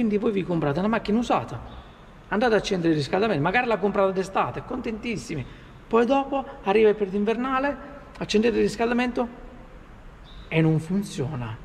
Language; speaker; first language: Italian; native; Italian